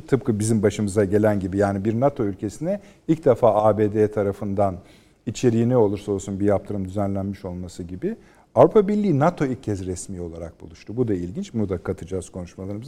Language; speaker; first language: Turkish; native; Turkish